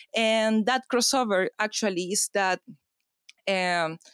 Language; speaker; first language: English; non-native, fluent; Spanish